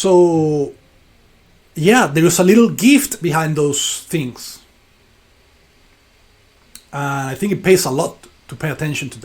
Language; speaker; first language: English; non-native, fluent; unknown